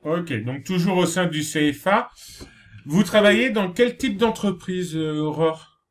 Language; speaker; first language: French; native; French